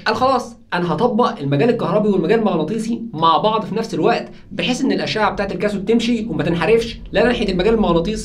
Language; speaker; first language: Arabic; native; Arabic